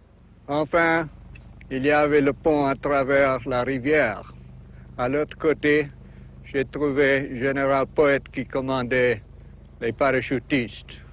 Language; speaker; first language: French; non-native, learner; English